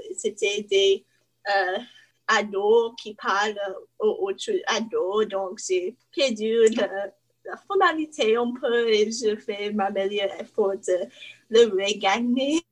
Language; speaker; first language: French; non-native, learner; English